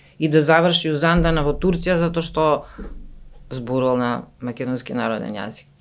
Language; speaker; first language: Macedonian; native; Macedonian